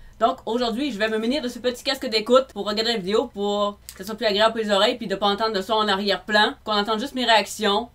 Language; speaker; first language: French; native; French